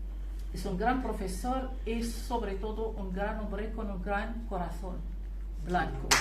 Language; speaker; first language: Spanish; non-native, learner; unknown